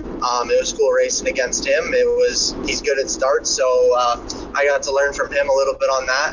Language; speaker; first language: English; native; English